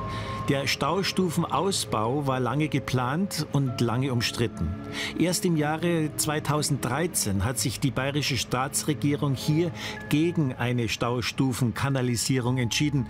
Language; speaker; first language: German; native; German